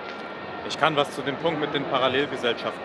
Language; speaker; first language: German; native; German